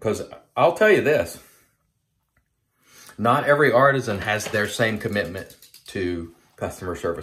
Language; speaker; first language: English; native; English